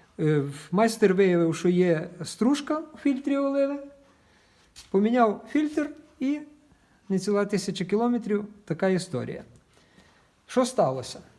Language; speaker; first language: Ukrainian; native; Ukrainian